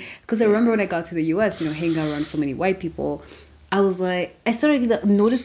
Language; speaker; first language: English; non-native, local second language; Kinyarwanda